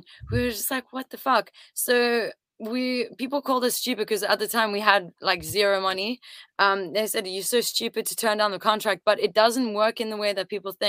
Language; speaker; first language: English; early bilingual, other home language; French